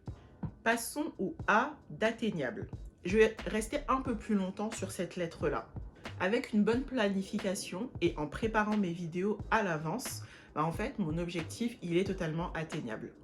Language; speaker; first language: French; native; French